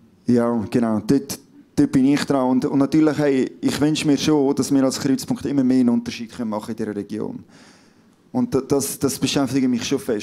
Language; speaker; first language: German; native; German